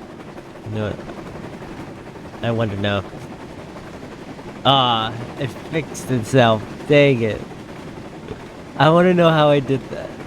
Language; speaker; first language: English; native; English